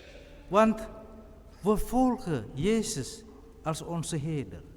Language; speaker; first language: Dutch; non-native, fluent; Indonesian